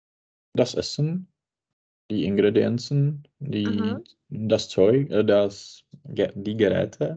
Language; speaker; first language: German; non-native, learner; Czech